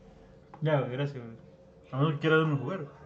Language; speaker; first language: Spanish; native; Spanish